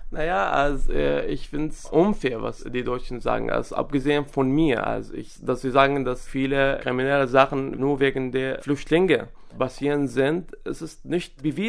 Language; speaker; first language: German; non-native, fluent; Arabic